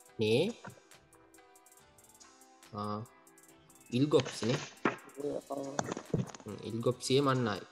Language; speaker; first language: Korean; non-native, fluent; Sinhala